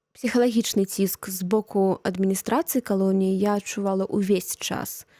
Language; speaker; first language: Belarusian; native; Belarusian